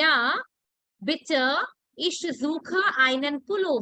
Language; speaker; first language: German; non-native, fluent; Hindi